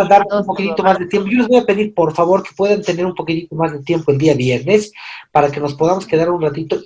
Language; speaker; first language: Spanish; native; Spanish